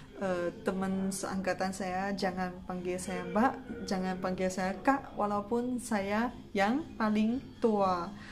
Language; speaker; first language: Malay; non-native, local second language; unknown